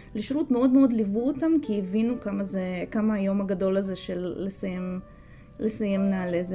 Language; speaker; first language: Hebrew; non-native, fluent; Russian